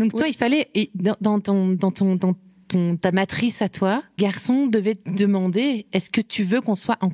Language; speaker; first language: French; native; French